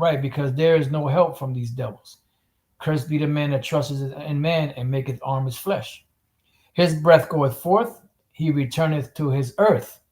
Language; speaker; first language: English; native; English